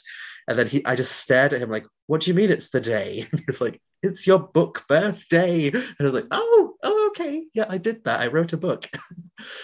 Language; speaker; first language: English; non-native, local second language; Welsh